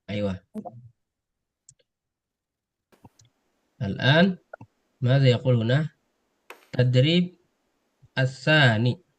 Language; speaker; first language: Arabic; non-native, fluent; Indonesian